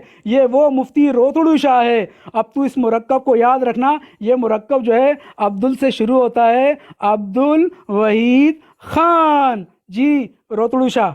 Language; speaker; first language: Urdu; native; Urdu